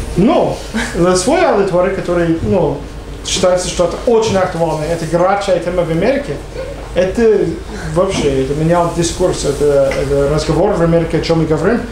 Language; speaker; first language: Russian; non-native, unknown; English